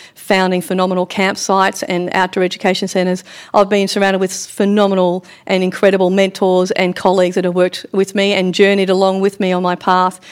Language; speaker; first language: English; native; English